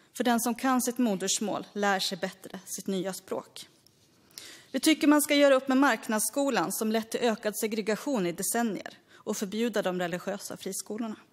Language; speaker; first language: Swedish; early bilingual, other home language; Greek